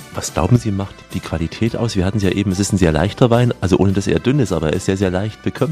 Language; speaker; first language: German; native; German